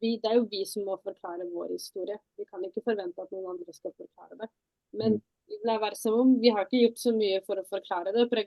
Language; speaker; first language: Norwegian; early bilingual, other home language; Tamil